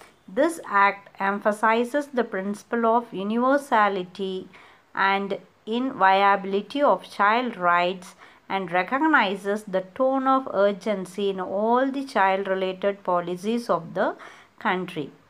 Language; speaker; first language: English; non-native, local second language; Tamil